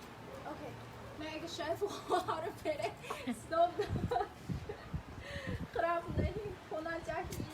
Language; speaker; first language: Hindi; non-native, fluent; Chinese